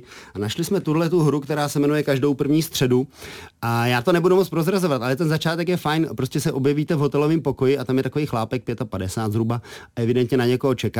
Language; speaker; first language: Czech; native; Czech